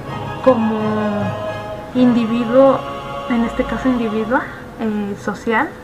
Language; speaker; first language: Spanish; native; Spanish